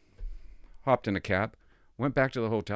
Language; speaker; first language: English; native; English